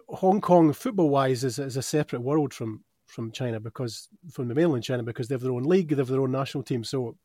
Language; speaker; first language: English; native; English